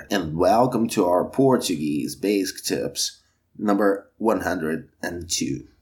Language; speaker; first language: English; non-native, fluent; Portuguese